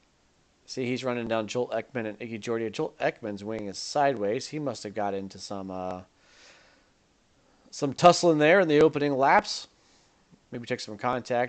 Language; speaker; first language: English; native; English